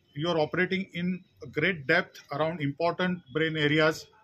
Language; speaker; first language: English; non-native, local second language; Marathi